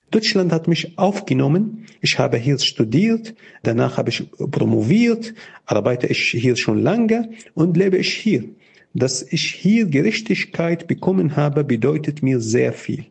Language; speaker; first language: German; non-native, fluent; Arabic